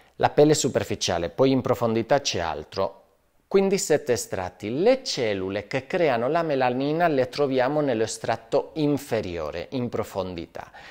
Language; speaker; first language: Italian; non-native, fluent; Spanish